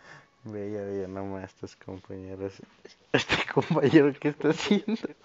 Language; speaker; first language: Spanish; native; Spanish